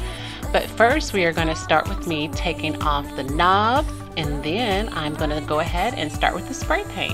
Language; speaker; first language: English; native; English